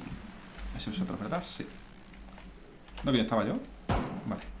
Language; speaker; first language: Spanish; native; Spanish